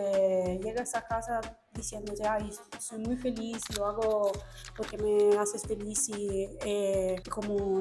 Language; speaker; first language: Spanish; non-native, fluent; Italian